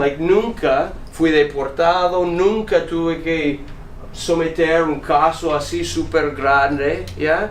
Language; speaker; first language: Spanish; non-native, fluent; English